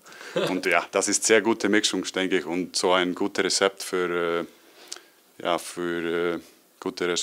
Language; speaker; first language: German; non-native, learner; Icelandic